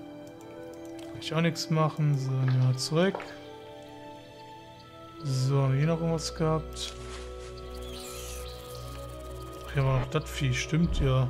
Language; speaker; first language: German; native; German